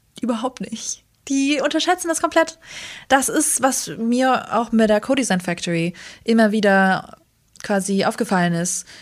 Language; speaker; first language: German; early bilingual, other home language; Kurdish